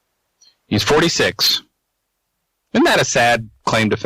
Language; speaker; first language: English; native; English